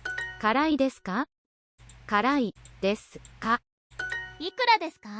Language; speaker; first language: Japanese; non-native, learner; English